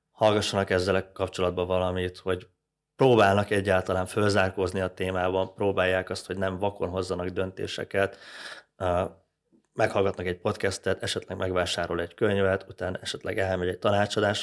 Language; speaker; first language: Hungarian; native; Hungarian